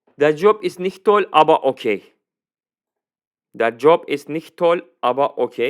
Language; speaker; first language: German; non-native, fluent; Turkish